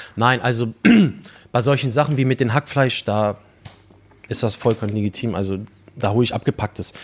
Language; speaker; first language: German; native; German